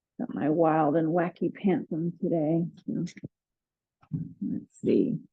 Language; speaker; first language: English; native; English